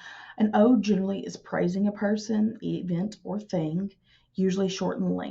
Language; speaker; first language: English; native; English